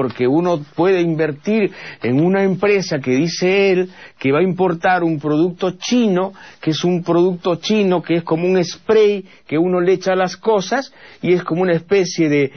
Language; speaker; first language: Spanish; native; Spanish